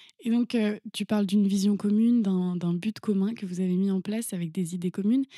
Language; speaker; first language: French; native; French